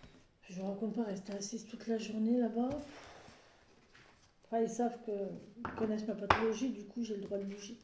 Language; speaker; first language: French; native; French